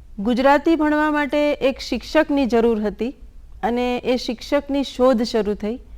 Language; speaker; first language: Gujarati; non-native, local second language; Bangla